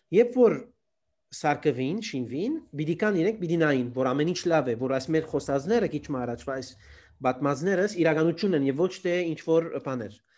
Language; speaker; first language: Armenian; early bilingual, heritage; Armenian